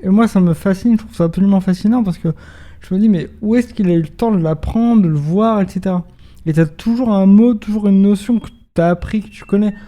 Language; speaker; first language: French; native; French